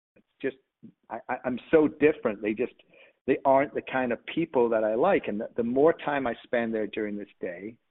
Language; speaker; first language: English; native; English